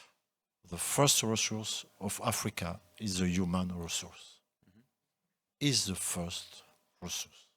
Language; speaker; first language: English; non-native, local second language; French